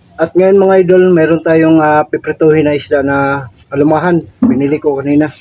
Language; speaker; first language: Filipino; non-native, local second language; Cebuano